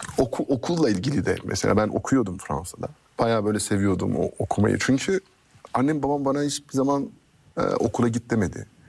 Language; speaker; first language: Turkish; early bilingual, heritage; Turkish